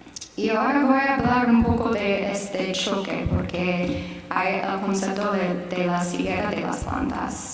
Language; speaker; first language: Spanish; non-native, fluent; English